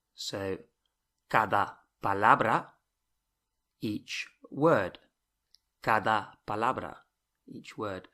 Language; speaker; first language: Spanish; non-native, fluent; English